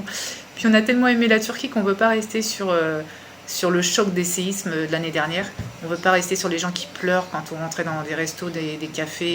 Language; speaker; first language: French; native; French